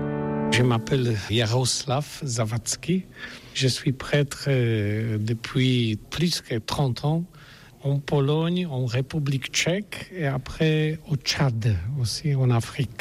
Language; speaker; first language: French; non-native, learner; Polish